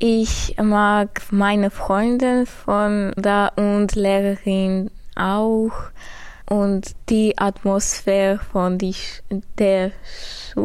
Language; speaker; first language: German; non-native, learner; Armenian